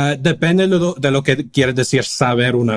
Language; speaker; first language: Spanish; non-native, fluent; English